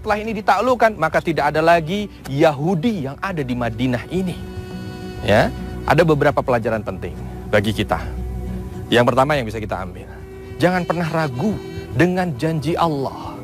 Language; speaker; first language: Indonesian; native; Indonesian